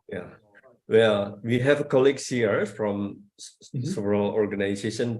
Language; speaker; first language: English; non-native, fluent; Indonesian